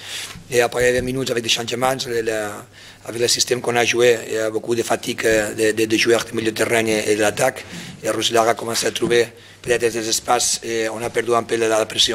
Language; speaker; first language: French; non-native, fluent; Spanish